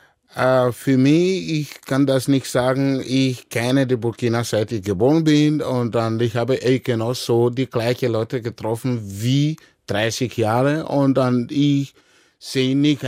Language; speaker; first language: German; non-native, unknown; Dyula